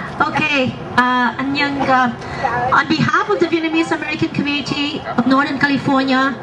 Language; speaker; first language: English; non-native, fluent; Vietnamese